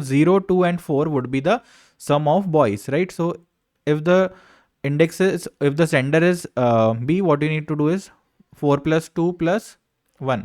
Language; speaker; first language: English; non-native, local second language; Hindi